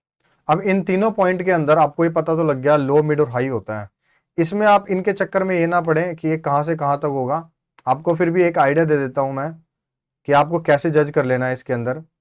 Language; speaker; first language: Hindi; native; Hindi